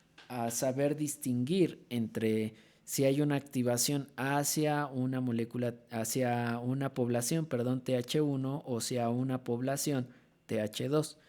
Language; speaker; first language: Spanish; native; Spanish